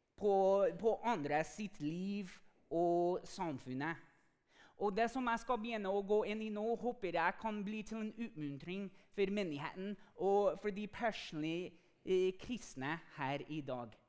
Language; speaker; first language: Norwegian; non-native, fluent; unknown